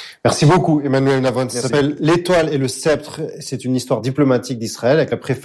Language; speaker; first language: French; native; French